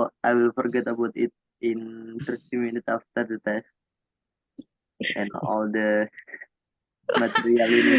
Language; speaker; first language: English; non-native, learner; Indonesian